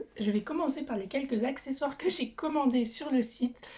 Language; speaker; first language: French; native; French